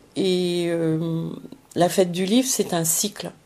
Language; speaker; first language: French; early bilingual, other home language; Vietnamese